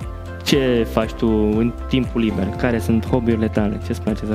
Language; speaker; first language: Romanian; native; Romanian